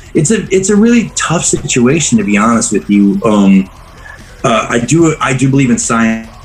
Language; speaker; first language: English; native; English